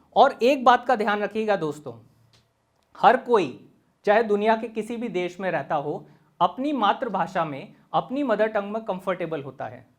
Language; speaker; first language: Hindi; native; Hindi